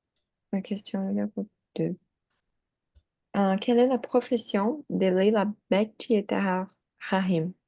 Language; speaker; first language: French; non-native, learner; Portuguese